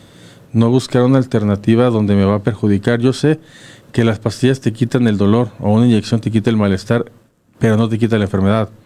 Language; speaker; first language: Spanish; native; Spanish